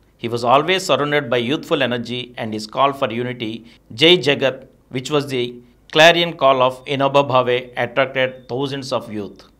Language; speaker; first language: English; non-native, local second language; Telugu